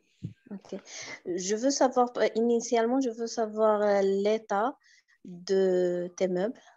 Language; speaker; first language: French; non-native, learner; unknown